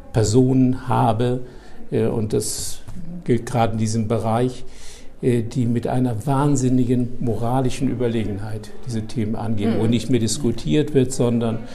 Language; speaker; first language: German; native; German